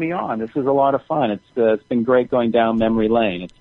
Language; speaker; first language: English; native; English